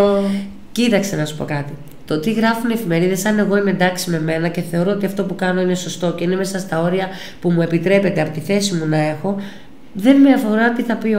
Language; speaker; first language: Greek; native; Greek